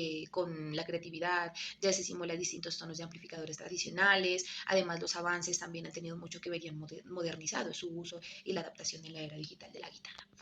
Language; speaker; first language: Spanish; native; Spanish